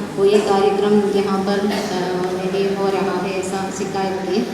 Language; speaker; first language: Hindi; non-native, local second language; Malayalam